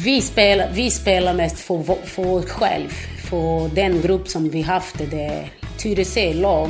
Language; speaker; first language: Swedish; non-native, fluent; Portuguese